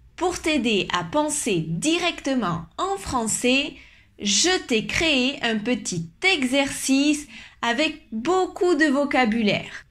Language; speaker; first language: French; native; French